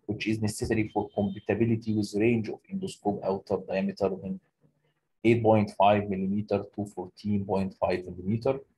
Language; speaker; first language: English; non-native, local second language; Arabic